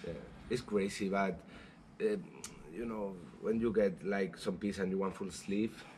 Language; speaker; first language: English; non-native, learner; Spanish